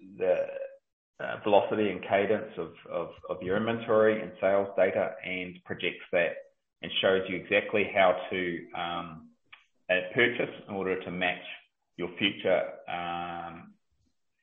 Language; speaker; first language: English; native; English